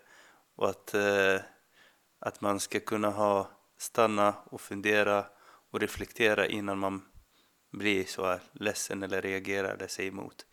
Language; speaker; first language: Swedish; non-native, fluent; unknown